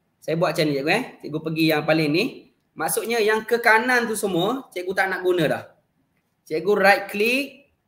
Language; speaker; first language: Malay; native; Malay